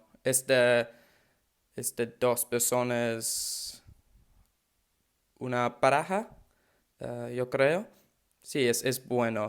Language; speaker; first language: Spanish; non-native, learner; English